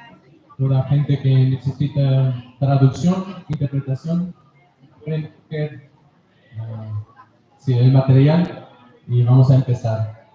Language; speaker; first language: Spanish; non-native, learner; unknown